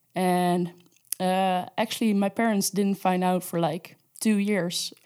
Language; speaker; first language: English; non-native, fluent; Dutch